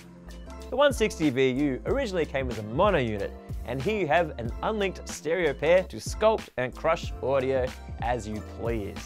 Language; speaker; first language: English; native; English